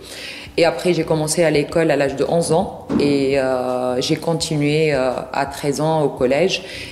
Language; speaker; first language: French; non-native, local second language; Arabic